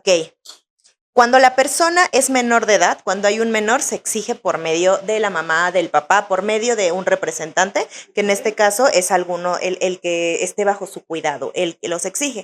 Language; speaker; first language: Spanish; native; Spanish